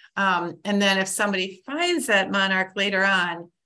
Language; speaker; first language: English; native; English